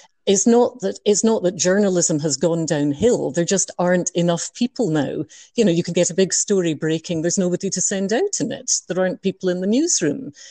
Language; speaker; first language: English; native; English